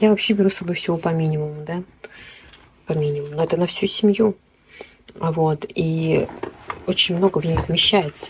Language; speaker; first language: Russian; native; Russian